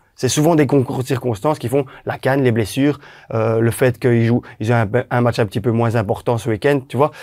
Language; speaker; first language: French; native; French